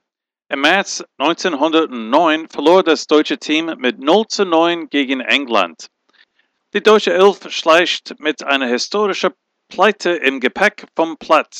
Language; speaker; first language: German; early bilingual, heritage; German